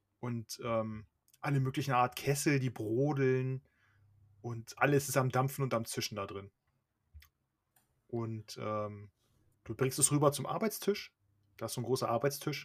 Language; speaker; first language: German; native; German